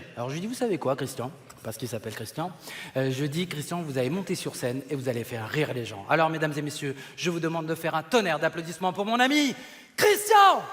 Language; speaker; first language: French; native; French